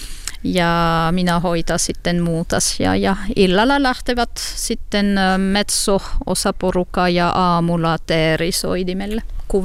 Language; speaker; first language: Finnish; non-native, learner; French